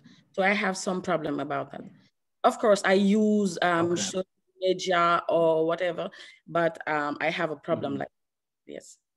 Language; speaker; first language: English; non-native, learner; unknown